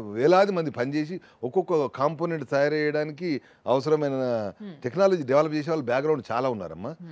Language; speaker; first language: Telugu; native; Telugu